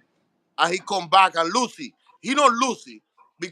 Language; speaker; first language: English; non-native, learner; Spanish